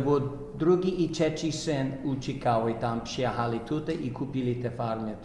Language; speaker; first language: Polish; early bilingual, heritage; English